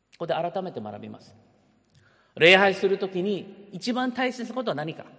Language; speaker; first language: Japanese; early bilingual, heritage; Japanese